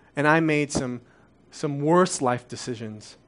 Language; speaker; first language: English; early bilingual, other home language; Korean